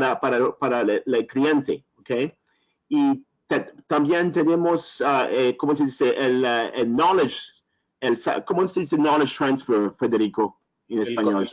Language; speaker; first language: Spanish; non-native, learner; French